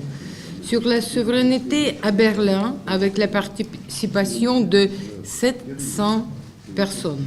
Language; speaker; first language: French; non-native, fluent; Russian